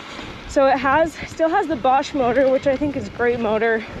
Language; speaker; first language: English; native; English